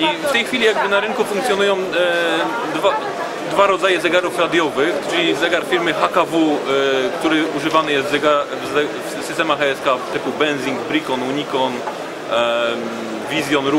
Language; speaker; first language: Polish; native; Polish